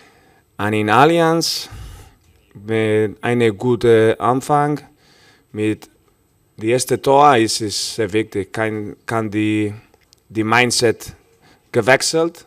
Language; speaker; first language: German; non-native, fluent; Spanish